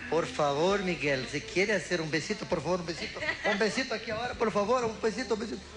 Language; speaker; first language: Spanish; non-native, learner; Portuguese